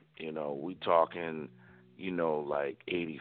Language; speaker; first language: English; native; English